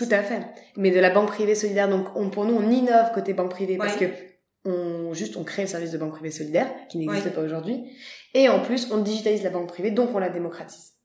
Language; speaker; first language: French; native; French